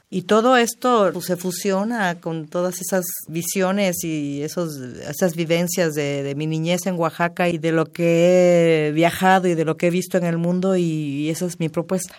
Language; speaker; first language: Spanish; native; Spanish